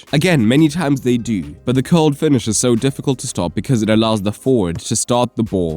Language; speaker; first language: English; native; English